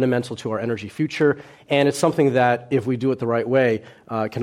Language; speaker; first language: English; early bilingual, other home language; Cantonese